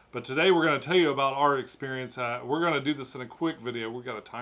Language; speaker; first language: English; native; English